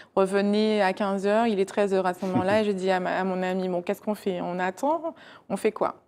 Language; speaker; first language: French; native; French